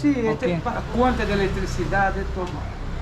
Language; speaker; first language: Spanish; non-native, fluent; Portuguese